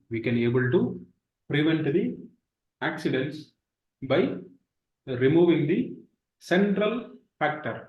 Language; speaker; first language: English; non-native, local second language; Telugu